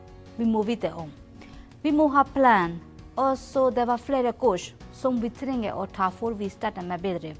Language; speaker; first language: Norwegian; non-native, learner; Burmese